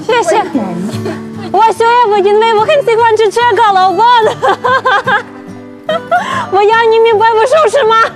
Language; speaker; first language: Chinese; non-native, learner; Ukrainian